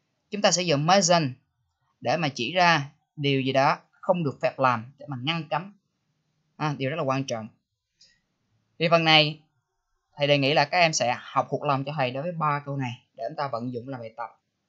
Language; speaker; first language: Vietnamese; native; Vietnamese